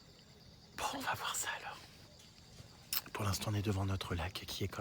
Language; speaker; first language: French; native; French